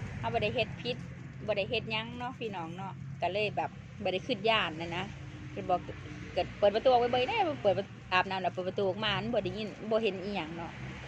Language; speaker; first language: Thai; native; Thai